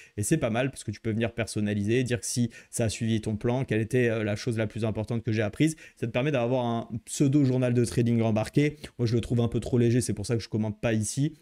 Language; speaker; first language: French; native; French